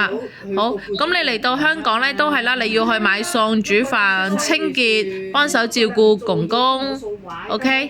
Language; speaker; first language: Cantonese; native; Cantonese